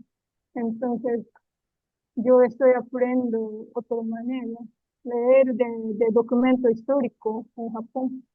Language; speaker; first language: Spanish; non-native, learner; Japanese